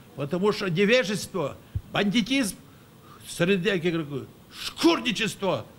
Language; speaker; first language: Russian; non-native, local second language; Ukrainian